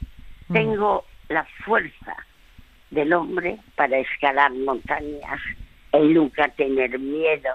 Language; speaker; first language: Spanish; early bilingual, other home language; French